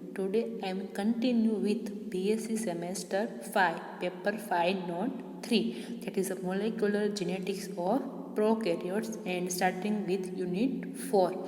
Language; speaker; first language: English; non-native, local second language; Gujarati